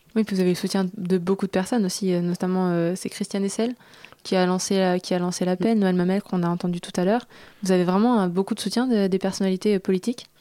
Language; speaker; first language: French; native; French